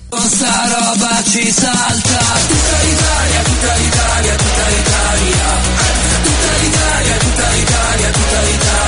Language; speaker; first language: Italian; non-native, learner; Catalan